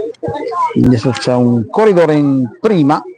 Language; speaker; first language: Italian; native; Italian